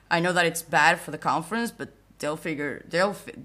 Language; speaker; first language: English; non-native, fluent; Portuguese